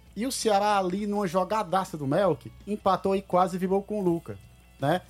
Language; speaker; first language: Portuguese; native; Portuguese